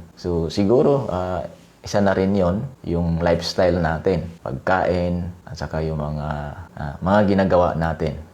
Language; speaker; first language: Filipino; non-native, local second language; Cebuano